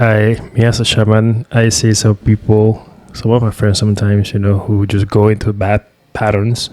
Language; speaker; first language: English; non-native, fluent; Spanish